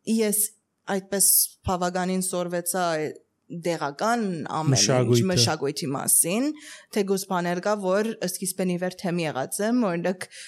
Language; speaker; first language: Armenian; early bilingual, heritage; Armenian